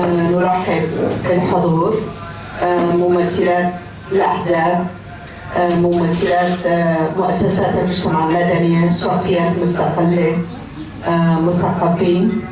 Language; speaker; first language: Arabic; non-native, local second language; Kurdish